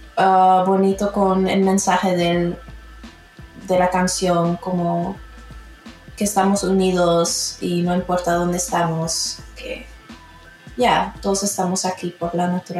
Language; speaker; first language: Spanish; early bilingual, heritage; Spanish